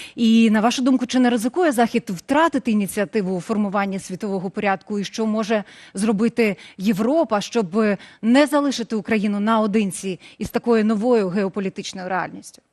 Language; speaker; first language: Ukrainian; native; Ukrainian